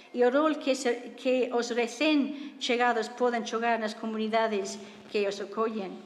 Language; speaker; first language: Galician; non-native, fluent; English